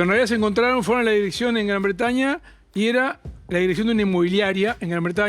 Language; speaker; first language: Spanish; native; Spanish